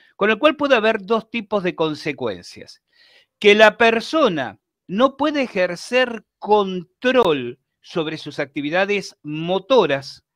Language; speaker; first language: Spanish; native; Spanish